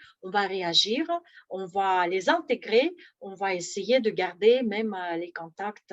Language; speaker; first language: French; non-native, fluent; Russian